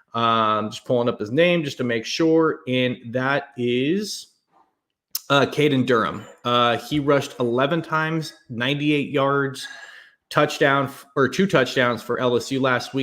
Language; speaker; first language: English; native; English